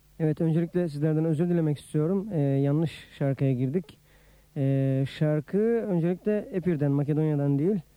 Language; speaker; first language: Turkish; native; Turkish